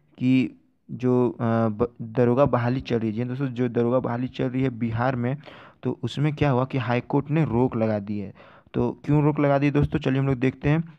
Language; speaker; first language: Hindi; native; Hindi